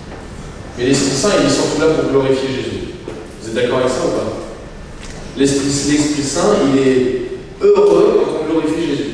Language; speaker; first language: French; native; French